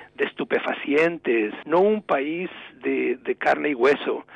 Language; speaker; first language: Spanish; native; Spanish